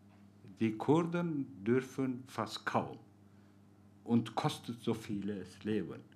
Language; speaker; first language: German; non-native, fluent; Turkish